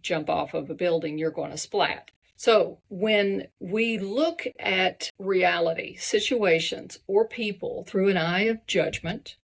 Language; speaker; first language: English; native; English